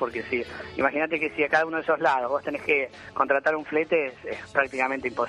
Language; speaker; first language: Spanish; native; Spanish